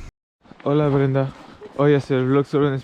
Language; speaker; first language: Spanish; non-native, learner; French